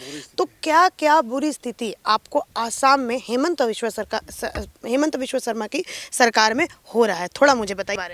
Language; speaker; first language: Hindi; native; Hindi